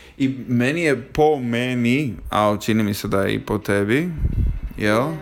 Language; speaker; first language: Croatian; native; Croatian